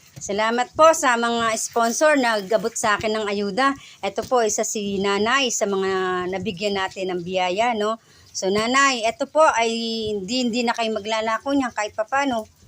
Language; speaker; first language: Filipino; non-native, local second language; Bikol